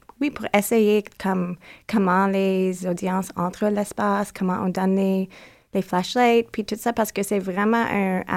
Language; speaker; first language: French; non-native, learner; English